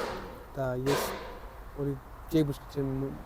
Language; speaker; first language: Russian; non-native, learner; French